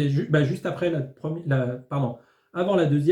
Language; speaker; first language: French; native; French